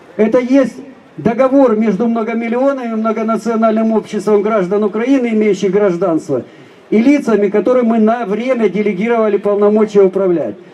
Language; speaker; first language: Russian; native; Russian